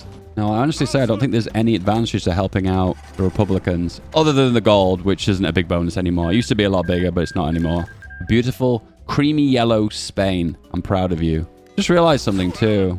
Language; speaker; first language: English; native; English